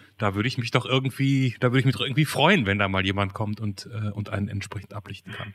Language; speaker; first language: German; native; German